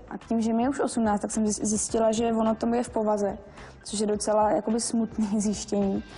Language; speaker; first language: Czech; non-native, local second language; Polish